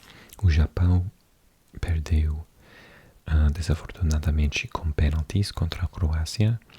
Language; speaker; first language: Portuguese; non-native, learner; English